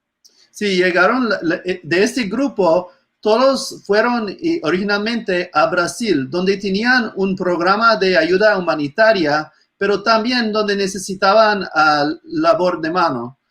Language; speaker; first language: Spanish; non-native, fluent; English